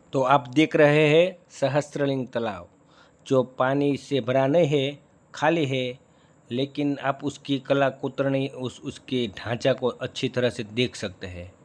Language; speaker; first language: Hindi; non-native, local second language; Gujarati